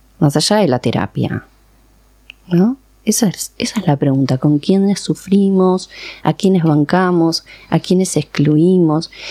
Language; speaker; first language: Spanish; early bilingual, other home language; Persian